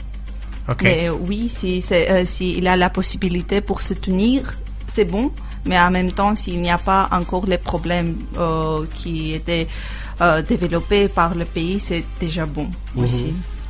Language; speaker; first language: French; non-native, learner; Armenian